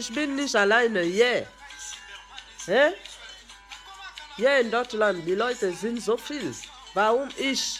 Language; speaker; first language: German; non-native, learner; French